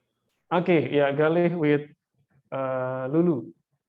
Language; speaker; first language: English; non-native, fluent; Indonesian